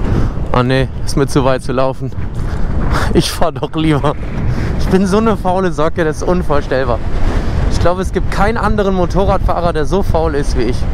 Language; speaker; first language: German; native; German